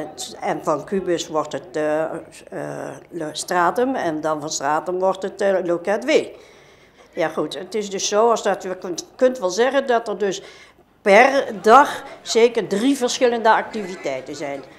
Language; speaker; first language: Dutch; native; Dutch